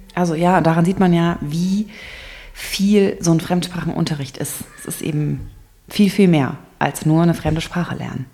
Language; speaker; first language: German; native; German